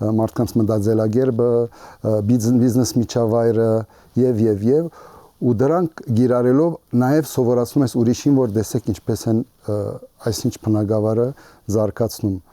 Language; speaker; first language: Armenian; early bilingual, heritage; Armenian